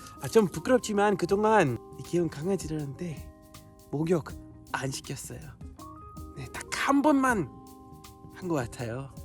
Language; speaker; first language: Korean; non-native, fluent; English